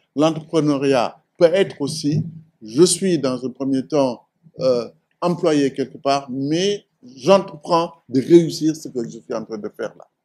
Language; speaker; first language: French; non-native, local second language; Wolof